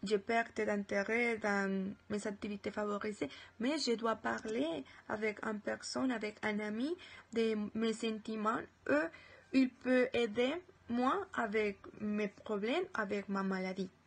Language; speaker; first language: French; non-native, learner; Spanish